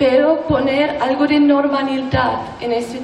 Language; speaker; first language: Spanish; non-native, learner; German